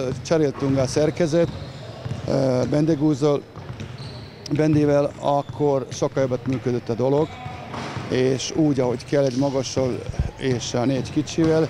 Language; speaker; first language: Hungarian; non-native, learner; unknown